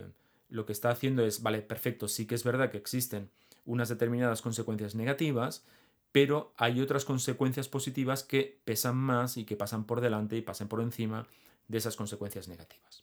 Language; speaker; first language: Spanish; native; Spanish